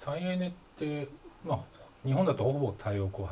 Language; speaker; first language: Japanese; native; Japanese